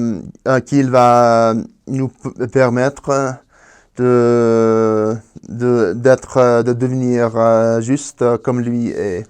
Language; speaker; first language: French; non-native, fluent; Spanish